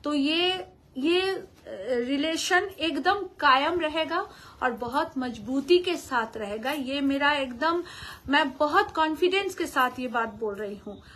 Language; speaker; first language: Hindi; non-native, local second language; Bangla